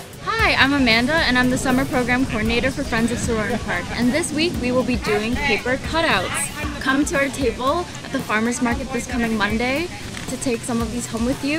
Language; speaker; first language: English; native; English